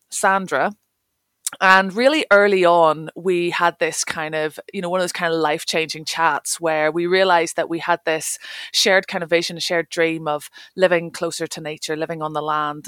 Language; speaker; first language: English; native; English